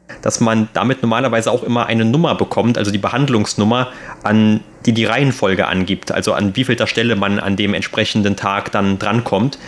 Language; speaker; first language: German; native; German